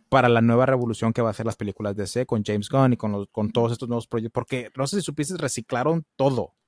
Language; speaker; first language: Spanish; early bilingual, heritage; Spanish